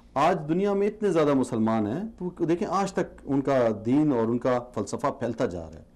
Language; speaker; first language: Urdu; non-native, local second language; Pashto